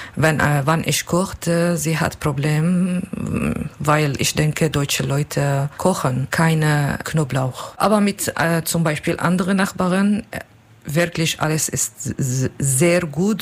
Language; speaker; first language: German; non-native, learner; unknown